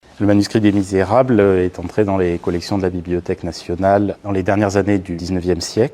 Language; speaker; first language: French; native; French